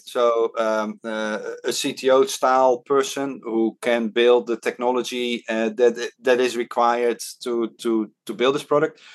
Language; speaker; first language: English; non-native, fluent; Dutch